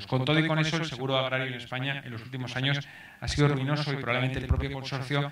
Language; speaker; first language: Spanish; native; Spanish